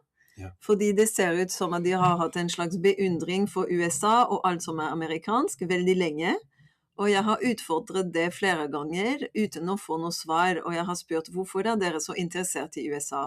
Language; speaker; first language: Norwegian; non-native, fluent; French